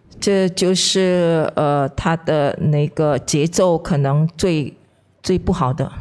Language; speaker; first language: Chinese; non-native, fluent; Indonesian